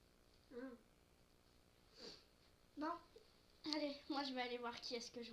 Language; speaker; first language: French; native; French